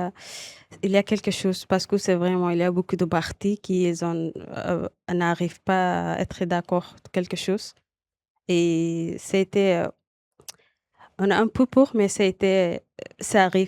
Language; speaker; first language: French; non-native, local second language; Arabic